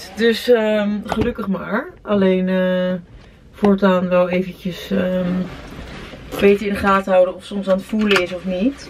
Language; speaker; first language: Dutch; native; Dutch